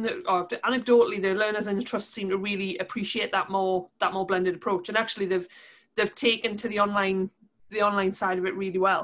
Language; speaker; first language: English; native; English